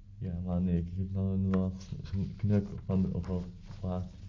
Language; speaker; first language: Dutch; non-native, learner; Arabic